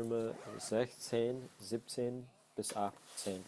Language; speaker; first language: German; non-native, fluent; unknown